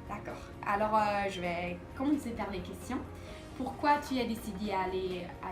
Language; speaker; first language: French; non-native, learner; English